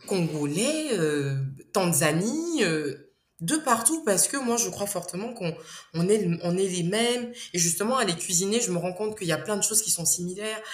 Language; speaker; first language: French; non-native, local second language; Bambara